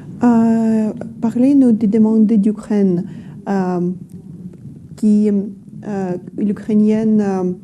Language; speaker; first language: French; non-native, learner; Ukrainian